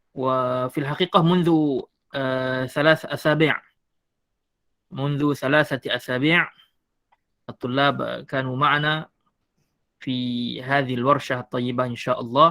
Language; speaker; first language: Arabic; non-native, fluent; Malay